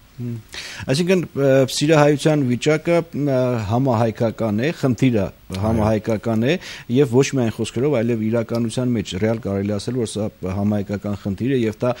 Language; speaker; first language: Armenian; native; Armenian